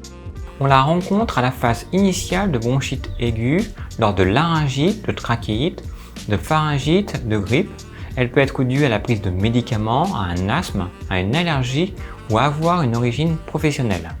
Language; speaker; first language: French; native; French